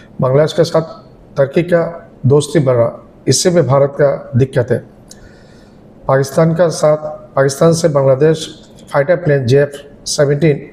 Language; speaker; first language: Hindi; non-native, learner; Bangla